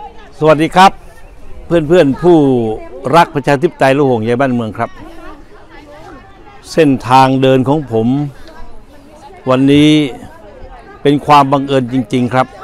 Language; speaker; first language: Thai; native; Thai